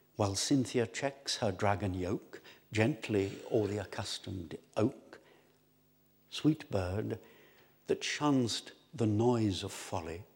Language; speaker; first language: English; native; English